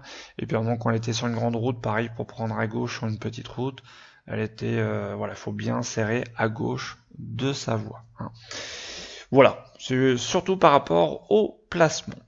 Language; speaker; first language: French; native; French